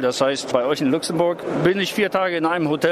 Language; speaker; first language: German; native; German